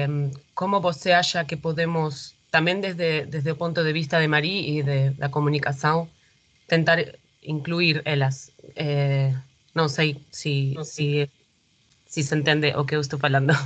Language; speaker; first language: Portuguese; non-native, fluent; Spanish